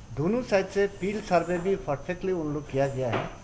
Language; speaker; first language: Hindi; non-native, local second language; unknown